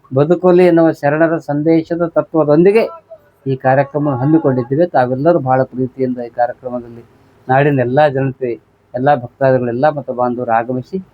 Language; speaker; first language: Kannada; native; Kannada